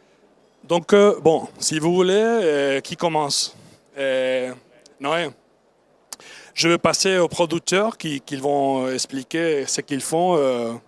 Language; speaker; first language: French; non-native, learner; Spanish